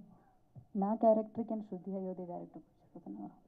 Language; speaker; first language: Telugu; non-native, learner; Malayalam